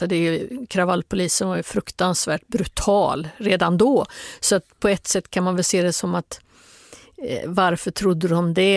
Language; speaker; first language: Swedish; native; Swedish